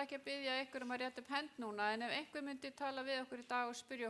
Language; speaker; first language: Icelandic; non-native, fluent; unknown